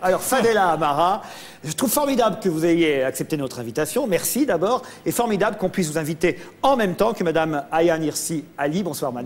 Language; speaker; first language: French; native; French